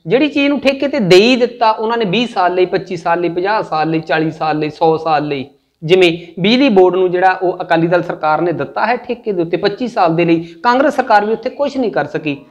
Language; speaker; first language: Punjabi; native; Punjabi